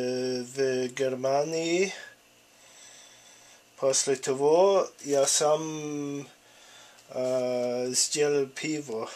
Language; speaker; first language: Russian; non-native, learner; English